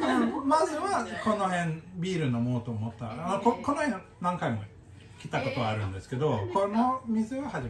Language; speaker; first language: Japanese; non-native, fluent; Swedish